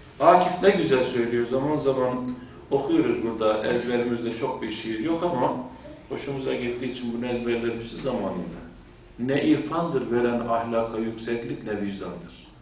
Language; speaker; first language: Turkish; native; Turkish